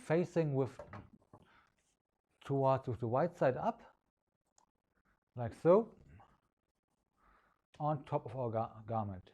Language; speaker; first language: English; non-native, fluent; German